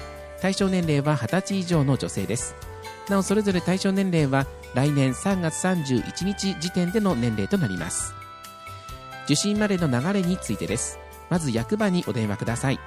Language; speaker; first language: Japanese; native; Japanese